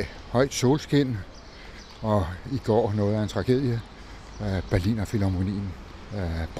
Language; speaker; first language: Danish; native; Danish